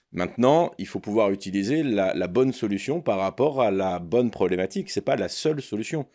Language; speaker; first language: French; native; French